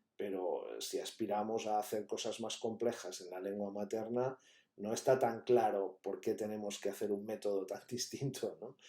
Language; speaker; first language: Spanish; non-native, local second language; Catalan